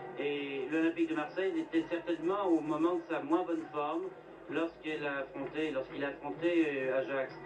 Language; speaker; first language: French; native; French